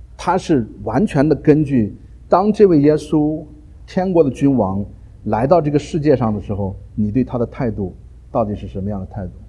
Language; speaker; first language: Chinese; native; Chinese